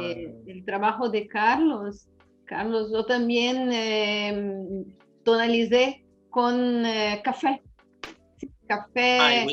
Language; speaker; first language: Spanish; non-native, learner; Portuguese